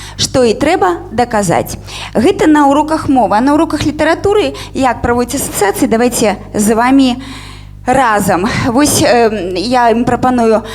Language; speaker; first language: Belarusian; native; Belarusian